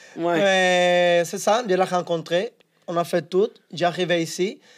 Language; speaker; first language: French; non-native, fluent; Spanish